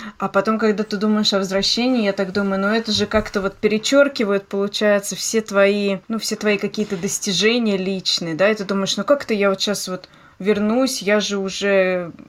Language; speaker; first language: Russian; native; Russian